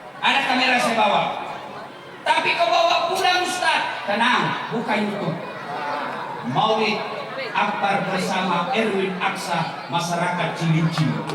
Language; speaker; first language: Indonesian; non-native, local second language; Buginese